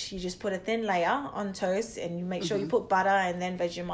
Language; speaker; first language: English; native; English